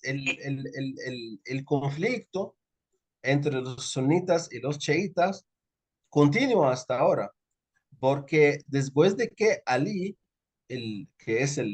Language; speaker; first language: Spanish; non-native, fluent; Arabic